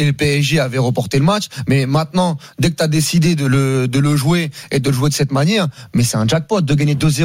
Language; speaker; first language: French; native; French